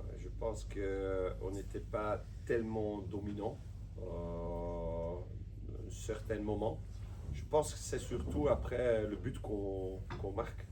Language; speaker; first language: French; non-native, local second language; Dutch